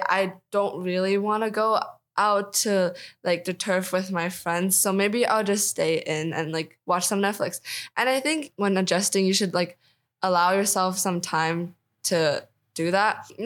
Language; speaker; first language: English; non-native, local second language; Cantonese